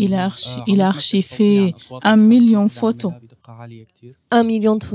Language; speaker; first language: French; non-native, learner; Arabic